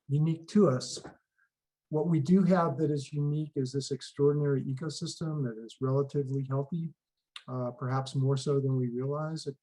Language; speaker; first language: English; native; English